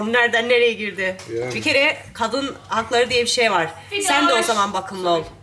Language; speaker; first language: Turkish; native; Turkish